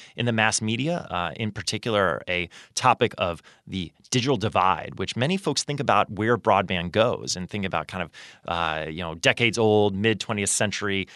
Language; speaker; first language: English; native; English